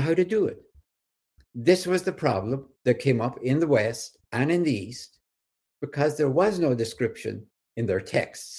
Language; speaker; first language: English; native; English